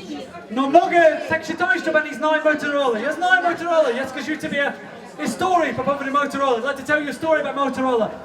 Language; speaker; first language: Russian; non-native, learner; English